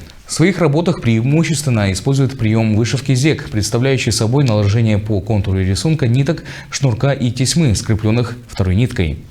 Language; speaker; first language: Russian; native; Russian